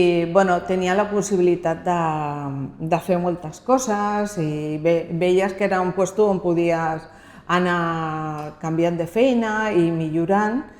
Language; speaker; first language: Catalan; non-native, local second language; Spanish